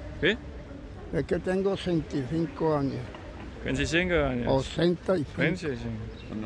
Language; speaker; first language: Spanish; non-native, learner; Danish